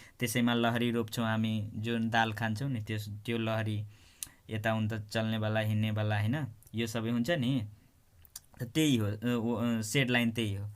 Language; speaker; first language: Nepali; non-native, local second language; Maithili